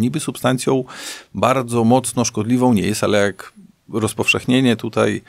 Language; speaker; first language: Polish; native; Polish